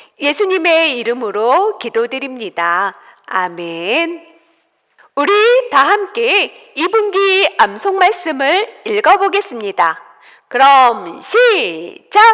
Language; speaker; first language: Korean; native; Korean